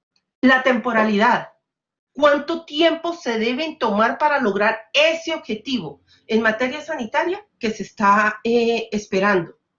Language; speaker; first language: Spanish; native; Spanish